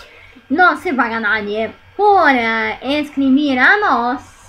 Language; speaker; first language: Spanish; non-native, learner; Italian